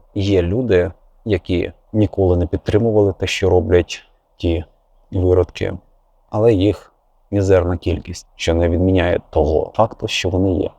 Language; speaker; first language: Ukrainian; native; Ukrainian